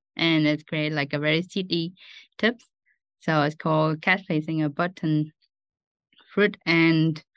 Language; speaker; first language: English; non-native, fluent; Vietnamese